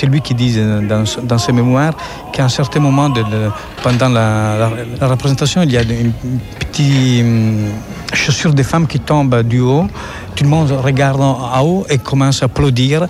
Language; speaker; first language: French; non-native, fluent; Italian